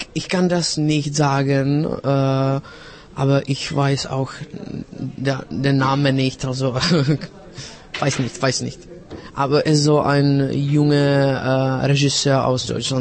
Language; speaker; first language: German; non-native, fluent; Czech